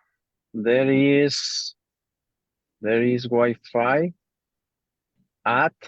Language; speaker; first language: English; non-native, learner; Spanish